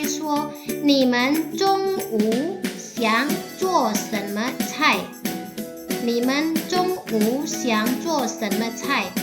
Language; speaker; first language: Chinese; non-native, fluent; Indonesian